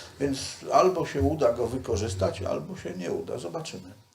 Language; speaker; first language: Polish; native; Polish